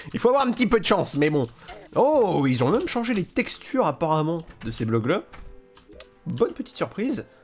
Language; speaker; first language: French; native; French